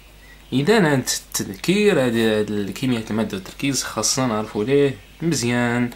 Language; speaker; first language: Arabic; native; Arabic